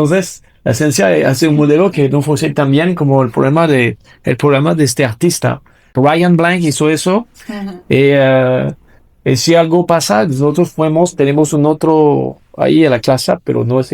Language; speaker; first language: Spanish; non-native, fluent; French